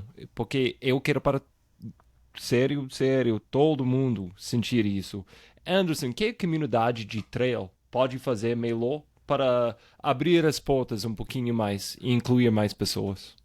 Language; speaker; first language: Portuguese; non-native, fluent; English